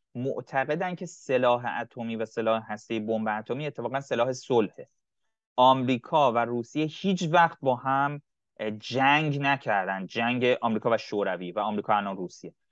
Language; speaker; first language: Persian; native; Persian